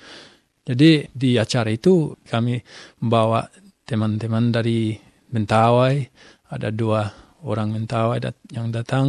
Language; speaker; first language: Indonesian; non-native, fluent; English